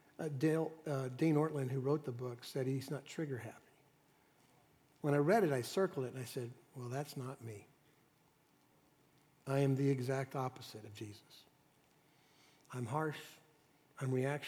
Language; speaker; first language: English; native; English